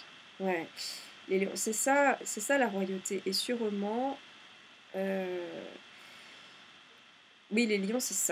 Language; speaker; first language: French; native; French